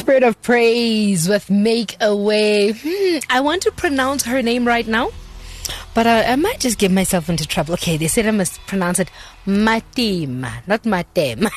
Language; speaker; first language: English; non-native, local second language; Xhosa